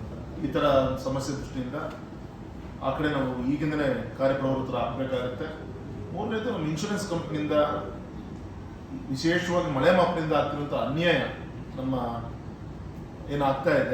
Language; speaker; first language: Kannada; native; Kannada